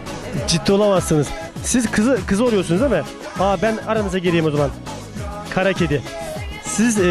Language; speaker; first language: Turkish; native; Turkish